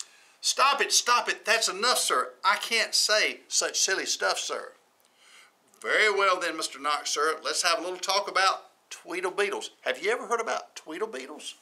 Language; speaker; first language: English; native; English